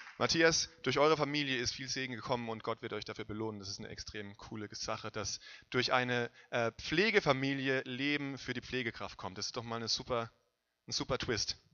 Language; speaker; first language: German; native; German